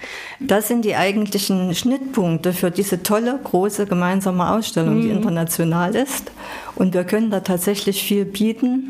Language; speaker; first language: German; native; German